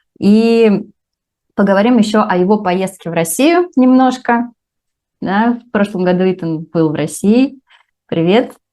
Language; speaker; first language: Russian; native; Russian